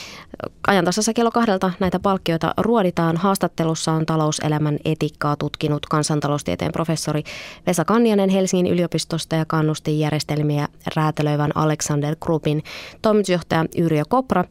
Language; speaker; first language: Finnish; native; Finnish